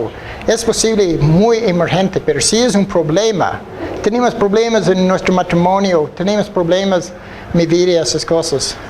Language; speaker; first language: Spanish; non-native, fluent; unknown